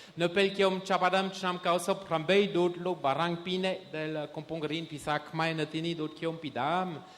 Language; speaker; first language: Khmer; non-native, fluent; French